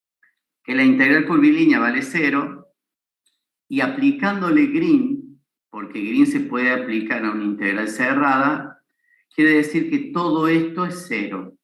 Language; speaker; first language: Spanish; native; Spanish